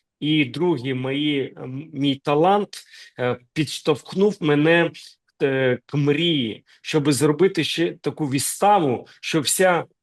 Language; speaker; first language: Ukrainian; non-native, local second language; Russian